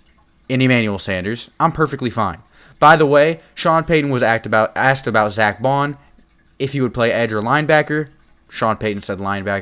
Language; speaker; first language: English; native; English